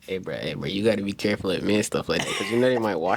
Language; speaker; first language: English; native; English